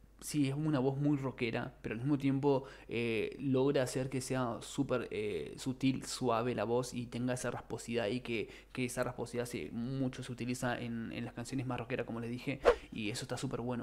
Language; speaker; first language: Spanish; native; Spanish